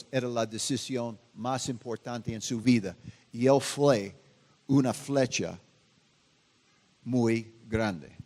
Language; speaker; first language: Spanish; non-native, fluent; English